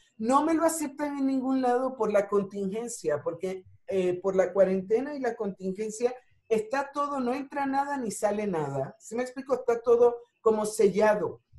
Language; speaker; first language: Spanish; native; Spanish